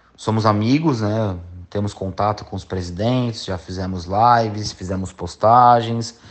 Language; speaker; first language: Portuguese; native; Portuguese